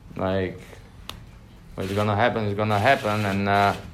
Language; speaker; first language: English; non-native, fluent; Slovak